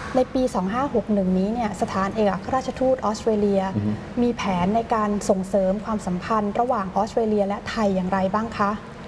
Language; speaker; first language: Thai; native; Thai